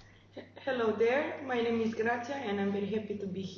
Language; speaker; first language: English; non-native, fluent; Romanian